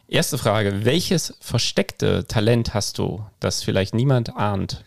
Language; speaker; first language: German; native; German